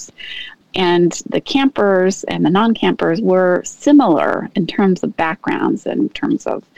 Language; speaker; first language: English; native; English